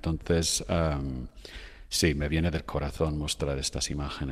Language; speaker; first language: Spanish; non-native, fluent; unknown